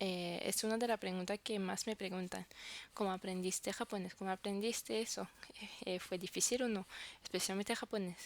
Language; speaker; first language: Spanish; non-native, fluent; French